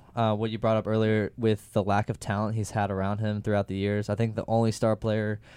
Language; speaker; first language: English; native; English